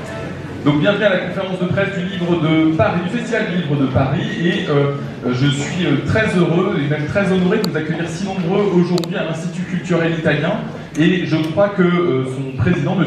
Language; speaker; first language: French; native; French